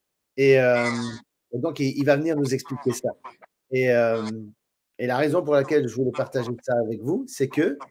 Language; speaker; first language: French; native; French